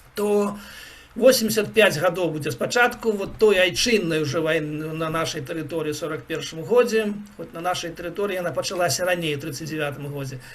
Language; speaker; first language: Belarusian; non-native, local second language; Russian